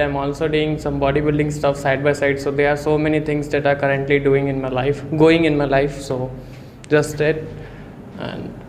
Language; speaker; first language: English; non-native, local second language; Hindi